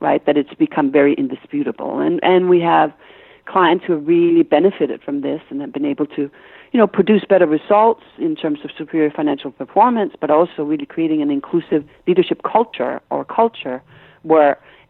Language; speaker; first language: English; non-native, fluent; Danish